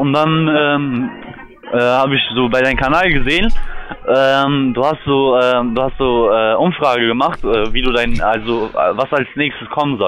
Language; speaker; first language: German; native; German